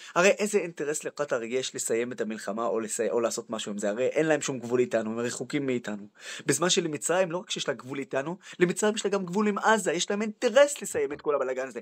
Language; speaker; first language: Hebrew; non-native, local second language; Arabic